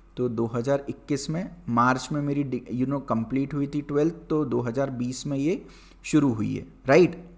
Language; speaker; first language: Hindi; native; Hindi